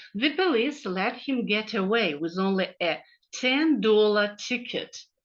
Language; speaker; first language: English; non-native, fluent; Ukrainian